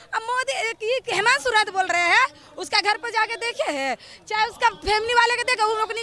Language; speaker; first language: Hindi; native; Hindi